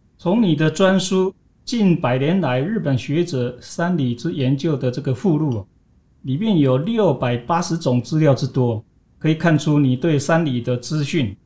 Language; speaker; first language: Chinese; native; Chinese